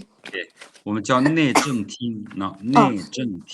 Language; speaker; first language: Chinese; non-native, fluent; Lao